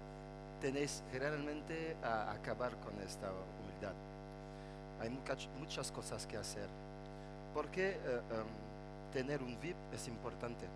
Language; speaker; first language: Spanish; non-native, fluent; French